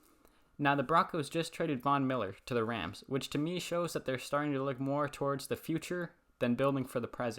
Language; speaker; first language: English; native; English